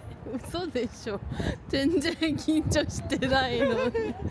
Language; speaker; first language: Japanese; non-native, learner; Korean